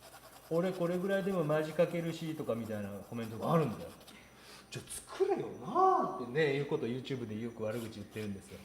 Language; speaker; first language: Japanese; native; Japanese